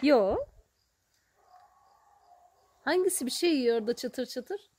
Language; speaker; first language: Turkish; native; Turkish